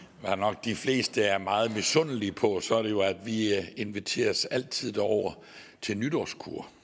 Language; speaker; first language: Danish; native; Danish